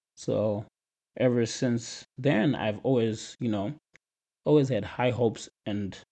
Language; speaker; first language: English; non-native, local second language; Shona